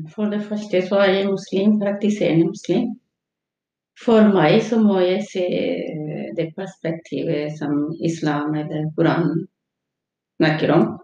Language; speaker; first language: Norwegian; non-native, fluent; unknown